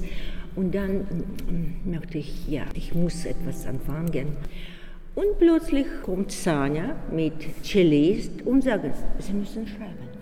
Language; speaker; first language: German; non-native, learner; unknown